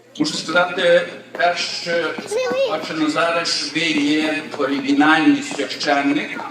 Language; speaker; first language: Ukrainian; early bilingual, heritage; Ukrainian